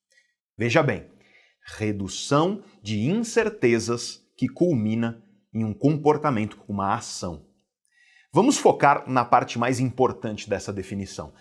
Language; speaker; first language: Portuguese; native; Portuguese